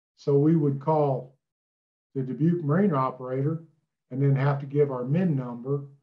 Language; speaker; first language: English; native; English